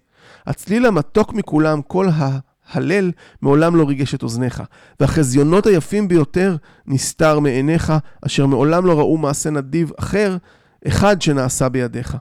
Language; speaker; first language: Hebrew; native; Hebrew